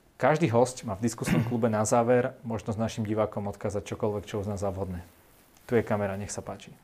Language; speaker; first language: Slovak; native; Slovak